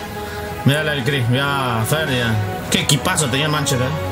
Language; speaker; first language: Spanish; native; Spanish